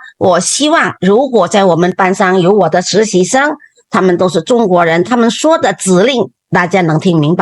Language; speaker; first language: Chinese; non-native, fluent; Indonesian